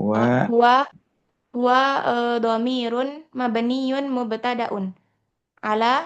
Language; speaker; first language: Arabic; non-native, learner; Indonesian